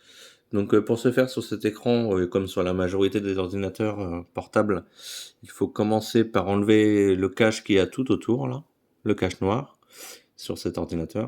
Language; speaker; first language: French; native; French